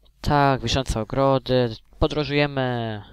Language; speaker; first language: Polish; native; Polish